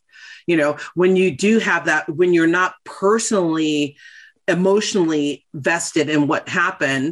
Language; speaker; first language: English; native; English